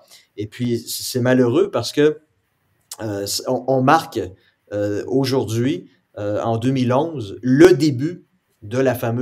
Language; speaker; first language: French; native; French